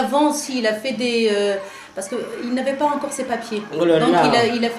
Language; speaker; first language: French; early bilingual, other home language; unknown